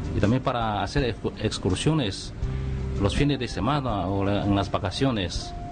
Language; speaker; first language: Spanish; non-native, fluent; Chinese